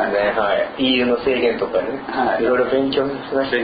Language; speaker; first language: Japanese; non-native, fluent; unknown